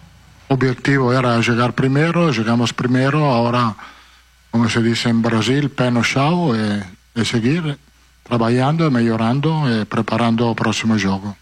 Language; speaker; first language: Portuguese; non-native, fluent; Italian